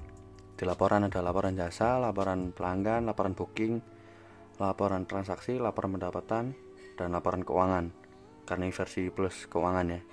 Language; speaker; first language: Indonesian; native; Indonesian